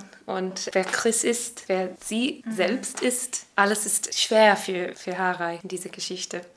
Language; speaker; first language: German; non-native, learner; English